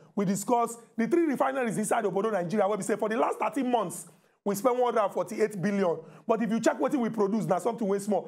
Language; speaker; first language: Nigerian Pidgin; native; Nigerian Pidgin